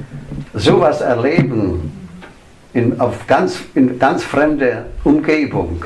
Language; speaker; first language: German; non-native, fluent; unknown